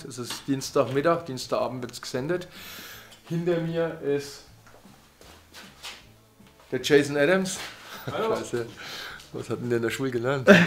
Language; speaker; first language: German; native; German